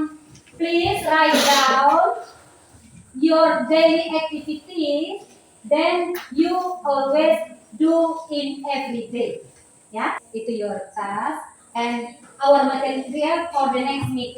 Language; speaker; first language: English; non-native, learner; Indonesian